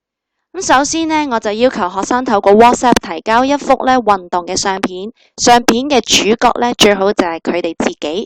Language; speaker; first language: Cantonese; native; Cantonese